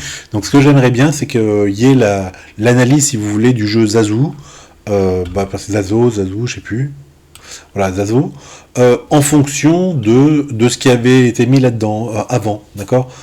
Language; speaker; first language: French; native; French